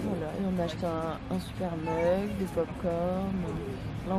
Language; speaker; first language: French; native; French